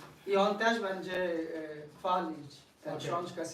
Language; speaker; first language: Polish; non-native, learner; Hindi